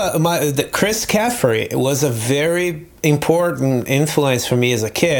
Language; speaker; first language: English; non-native, fluent; Portuguese